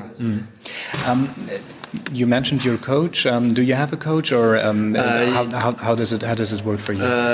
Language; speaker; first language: English; non-native, fluent; German